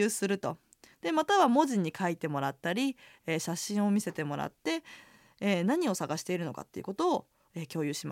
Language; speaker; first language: Japanese; native; Japanese